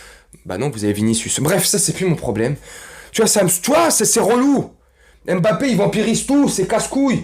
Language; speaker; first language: French; native; French